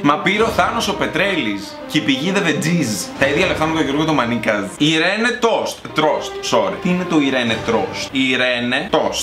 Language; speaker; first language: Greek; native; Greek